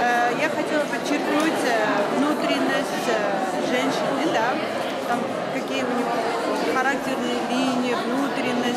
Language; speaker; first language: Russian; non-native, fluent; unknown